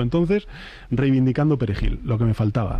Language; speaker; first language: Spanish; native; Spanish